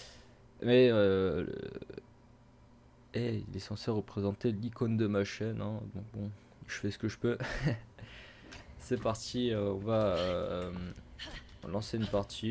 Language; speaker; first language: French; native; French